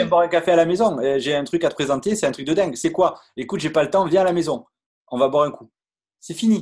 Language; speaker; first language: French; native; French